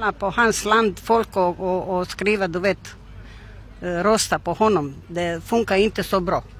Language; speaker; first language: Swedish; non-native, learner; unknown